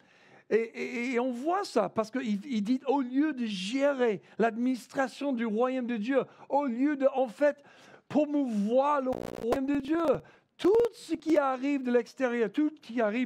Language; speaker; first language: French; non-native, fluent; English